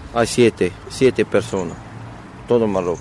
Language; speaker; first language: Spanish; non-native, learner; Arabic